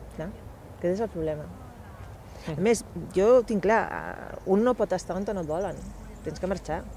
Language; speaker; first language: Catalan; non-native, local second language; Spanish